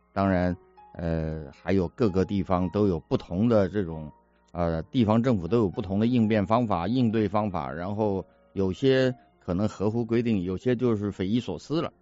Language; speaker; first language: Chinese; native; Chinese